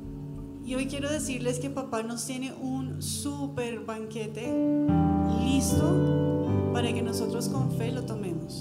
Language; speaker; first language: Spanish; native; Spanish